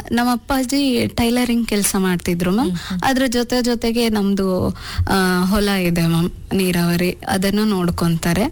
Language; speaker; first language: Kannada; non-native, local second language; Urdu